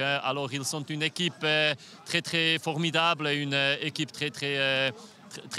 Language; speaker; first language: French; non-native, local second language; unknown